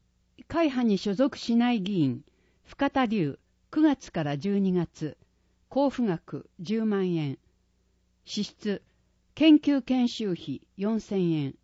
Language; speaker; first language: Japanese; native; Japanese